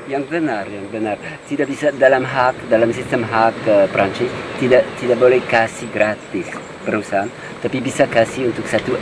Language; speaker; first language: Indonesian; non-native, fluent; French